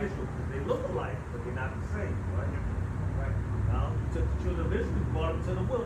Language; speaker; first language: English; native; English